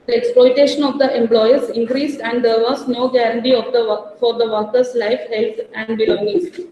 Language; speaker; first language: English; non-native, local second language; Malayalam